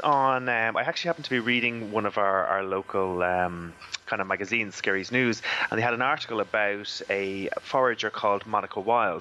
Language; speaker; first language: English; native; English